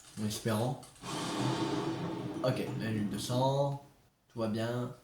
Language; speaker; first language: French; native; French